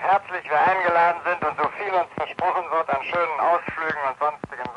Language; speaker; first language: German; native; German